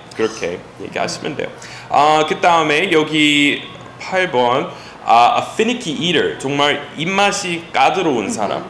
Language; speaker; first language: Korean; non-native, fluent; English